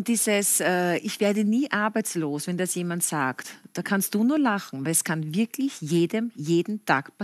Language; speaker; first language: German; native; German